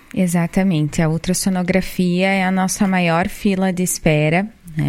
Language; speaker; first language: Portuguese; native; Portuguese